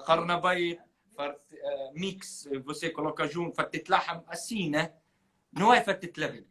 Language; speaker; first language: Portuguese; non-native, learner; Arabic